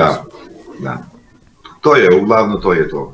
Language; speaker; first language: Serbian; non-native, local second language; Albanian